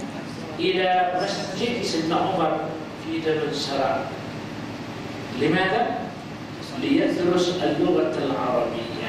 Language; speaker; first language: Arabic; non-native, fluent; Malay